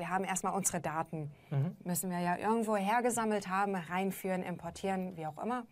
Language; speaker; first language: German; native; German